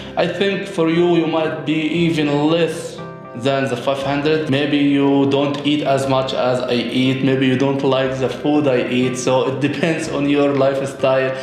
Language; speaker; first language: English; non-native, fluent; Arabic